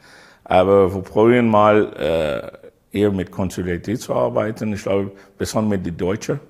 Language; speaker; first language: German; non-native, learner; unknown